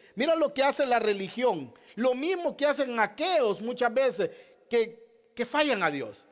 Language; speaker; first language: Spanish; native; Spanish